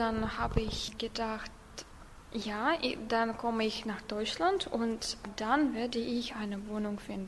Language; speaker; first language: German; non-native, learner; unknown